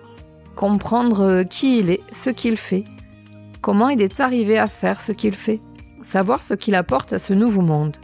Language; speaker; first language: French; native; French